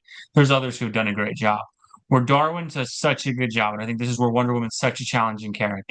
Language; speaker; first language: English; native; English